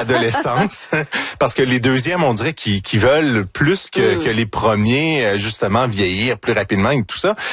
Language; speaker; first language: French; native; French